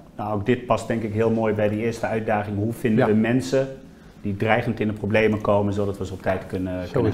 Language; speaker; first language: Dutch; native; Dutch